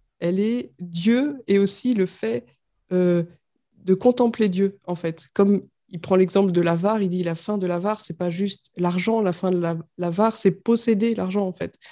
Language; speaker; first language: French; native; French